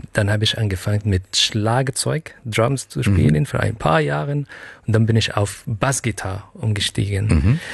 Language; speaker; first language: German; non-native, fluent; Arabic